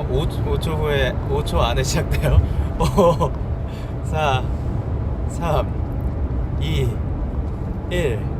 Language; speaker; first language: Korean; early bilingual, heritage; Korean